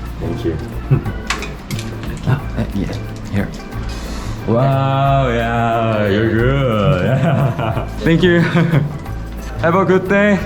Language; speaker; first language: English; non-native, learner; Korean